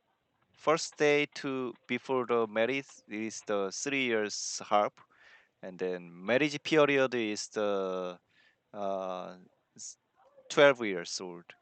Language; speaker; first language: English; non-native, learner; Korean